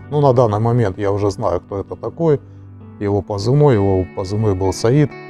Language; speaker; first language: Russian; native; Russian